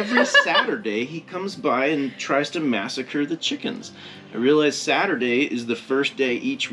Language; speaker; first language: English; native; English